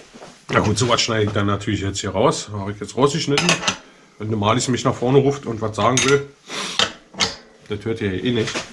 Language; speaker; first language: German; native; German